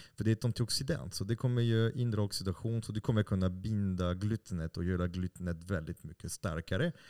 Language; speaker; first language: Swedish; non-native, fluent; French